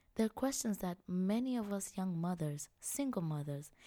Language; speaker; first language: English; non-native, local second language; Swahili